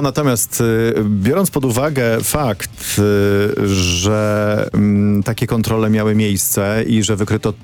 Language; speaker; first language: Polish; native; Polish